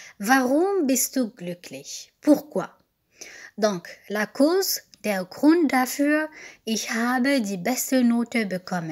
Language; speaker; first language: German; non-native, fluent; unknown